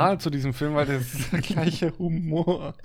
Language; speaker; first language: German; native; German